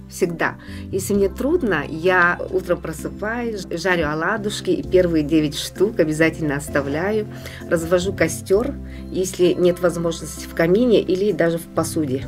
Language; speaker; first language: Russian; non-native, local second language; Yakut